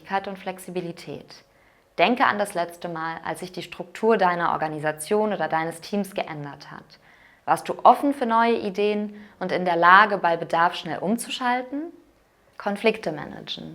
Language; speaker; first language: German; native; German